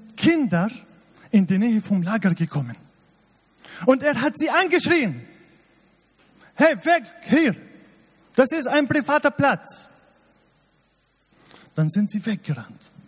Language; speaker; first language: German; non-native, fluent; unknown